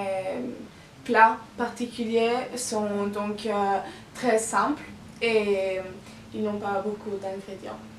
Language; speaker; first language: French; non-native, local second language; Italian